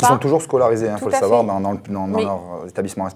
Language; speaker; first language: French; native; French